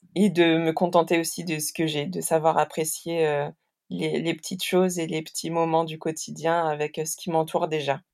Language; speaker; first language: French; native; French